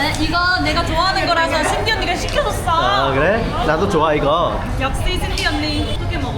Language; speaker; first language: Korean; non-native, fluent; Vietnamese